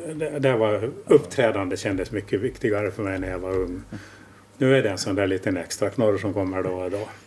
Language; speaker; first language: Swedish; native; Swedish